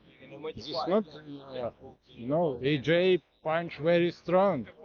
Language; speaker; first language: English; non-native, learner; Ukrainian